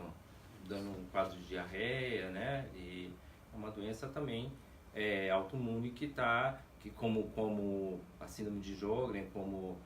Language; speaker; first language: Portuguese; native; Portuguese